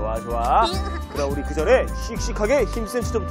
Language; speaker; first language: Korean; native; Korean